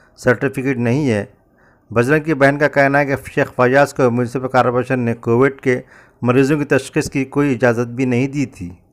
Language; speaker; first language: Urdu; native; Urdu